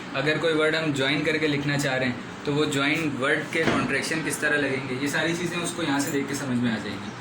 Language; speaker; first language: Urdu; native; Urdu